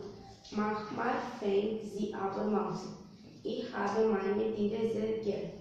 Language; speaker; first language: German; non-native, learner; Romanian